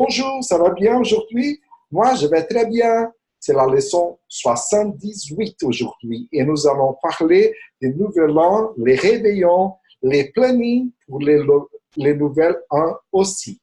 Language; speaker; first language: French; non-native, fluent; Portuguese